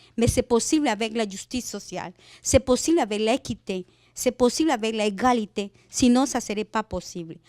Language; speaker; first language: French; non-native, fluent; Spanish